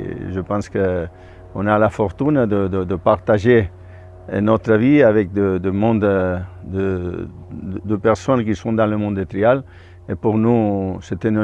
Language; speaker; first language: French; non-native, fluent; Spanish